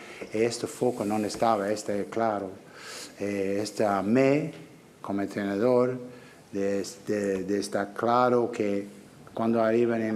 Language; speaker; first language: Spanish; non-native, learner; English